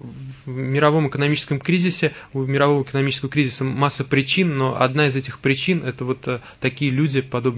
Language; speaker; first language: Russian; native; Russian